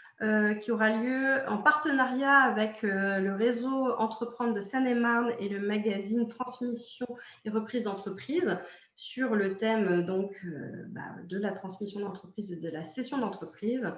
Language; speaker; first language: French; native; French